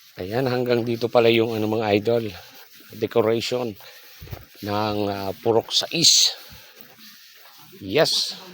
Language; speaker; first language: Filipino; non-native, local second language; Bikol